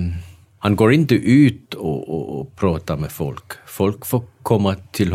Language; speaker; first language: Swedish; non-native, fluent; Danish